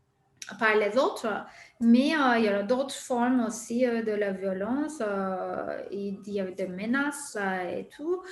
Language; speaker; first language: French; non-native, fluent; Turkish